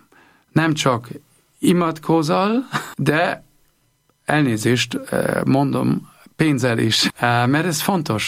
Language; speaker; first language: Hungarian; non-native, learner; German